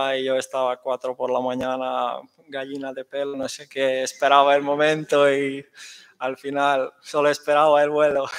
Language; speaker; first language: Spanish; non-native, fluent; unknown